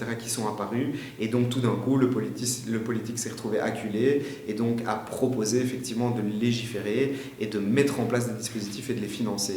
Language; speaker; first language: French; native; French